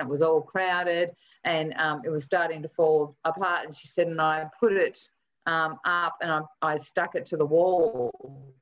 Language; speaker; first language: English; native; English